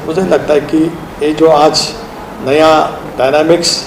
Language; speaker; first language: Hindi; non-native, local second language; Marathi